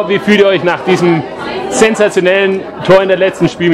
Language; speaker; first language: German; native; German